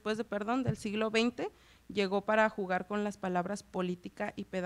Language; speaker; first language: Spanish; native; Spanish